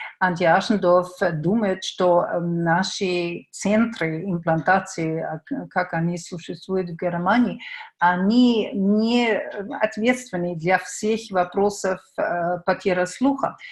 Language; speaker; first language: Russian; non-native, fluent; German